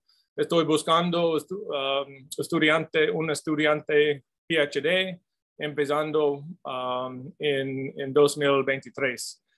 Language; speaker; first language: Spanish; non-native, fluent; English